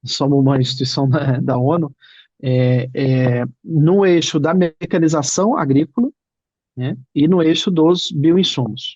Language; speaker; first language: Portuguese; native; Portuguese